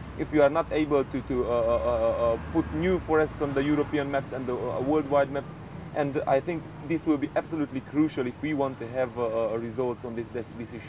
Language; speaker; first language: English; non-native, fluent; Hungarian